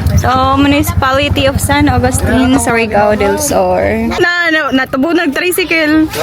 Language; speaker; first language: Filipino; non-native, local second language; Cebuano